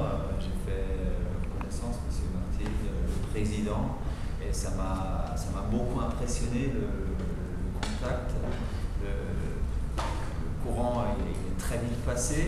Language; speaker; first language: French; non-native, fluent; German